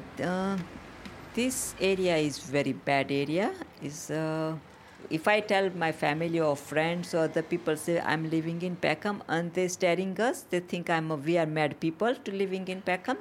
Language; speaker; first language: English; non-native, local second language; Gujarati